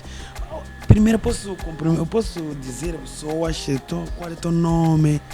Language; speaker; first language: Portuguese; non-native, learner; Kinyarwanda